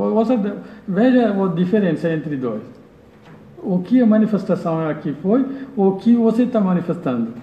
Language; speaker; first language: Portuguese; non-native, learner; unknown